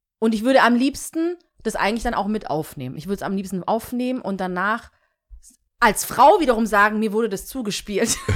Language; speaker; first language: German; early bilingual, other home language; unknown